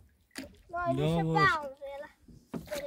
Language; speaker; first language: Finnish; early bilingual, other home language; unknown